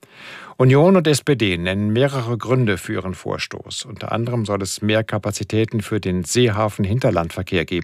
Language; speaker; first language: German; native; German